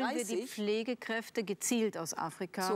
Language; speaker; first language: German; native; German